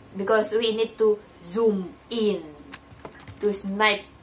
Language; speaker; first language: English; non-native, fluent; Indonesian